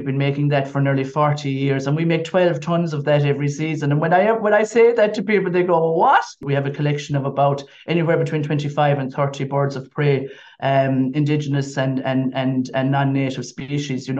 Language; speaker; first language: English; native; English